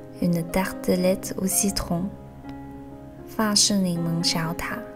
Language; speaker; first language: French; non-native, fluent; Chinese